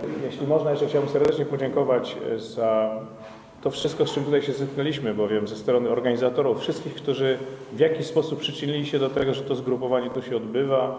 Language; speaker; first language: Polish; native; Polish